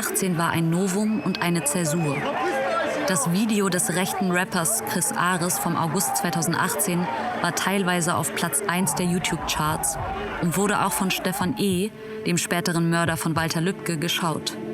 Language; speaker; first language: German; native; German